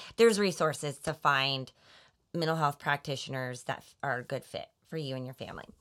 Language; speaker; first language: English; native; English